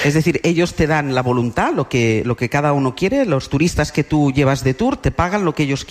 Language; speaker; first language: Spanish; native; Spanish